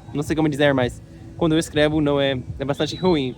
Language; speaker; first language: Portuguese; non-native, learner; English